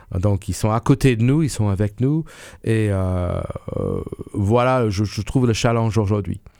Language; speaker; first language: French; non-native, fluent; English